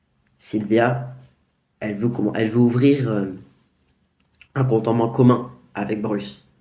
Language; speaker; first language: French; native; French